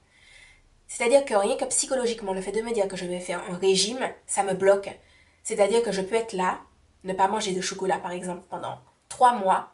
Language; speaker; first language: French; native; French